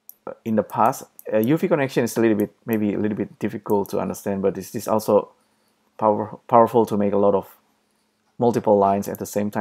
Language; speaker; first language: English; non-native, fluent; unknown